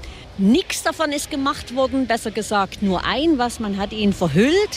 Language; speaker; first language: German; native; German